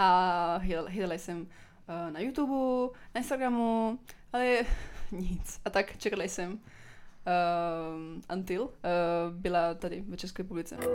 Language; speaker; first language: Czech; non-native, learner; Italian